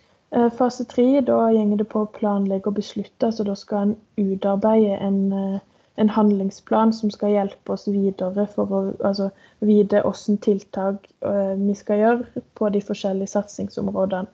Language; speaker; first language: Norwegian; native; Norwegian